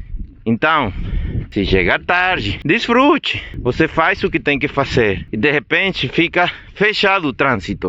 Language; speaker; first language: Portuguese; non-native, fluent; Spanish